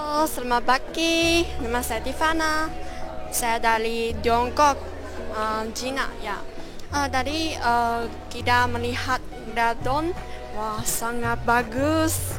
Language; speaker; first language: Indonesian; non-native, fluent; Chinese